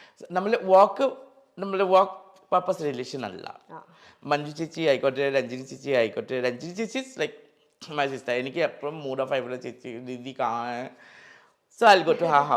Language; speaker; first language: Malayalam; non-native, fluent; Assamese